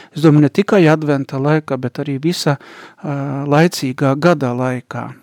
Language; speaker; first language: Latvian; native; Latvian